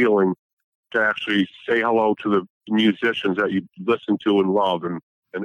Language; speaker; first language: English; native; English